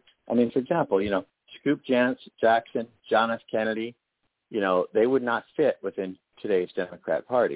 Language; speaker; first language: English; native; English